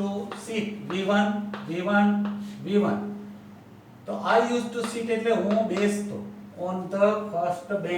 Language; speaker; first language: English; non-native, local second language; Gujarati